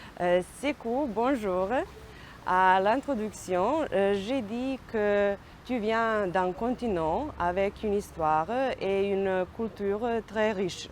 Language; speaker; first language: French; non-native, learner; Serbian